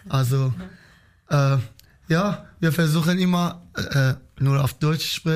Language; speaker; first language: German; non-native, learner; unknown